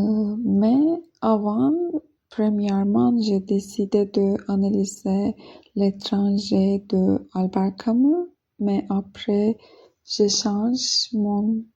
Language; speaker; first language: French; non-native, learner; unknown